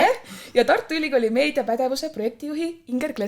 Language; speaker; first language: Estonian; native; Estonian